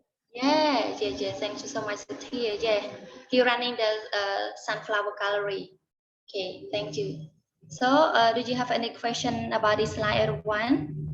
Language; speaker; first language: English; non-native, learner; Khmer